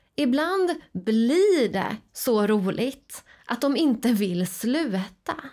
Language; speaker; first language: Swedish; native; Swedish